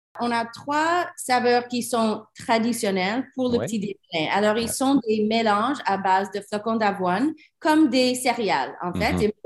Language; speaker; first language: French; non-native, learner; English